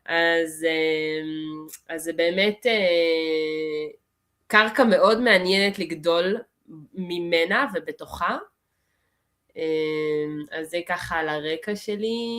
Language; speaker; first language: Hebrew; early bilingual, other home language; Russian